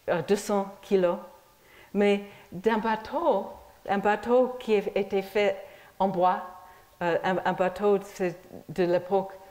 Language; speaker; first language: French; non-native, fluent; English